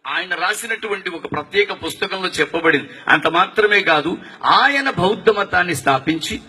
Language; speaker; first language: Telugu; non-native, local second language; Tamil